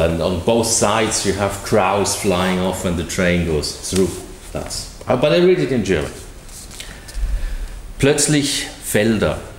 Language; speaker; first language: English; non-native, fluent; German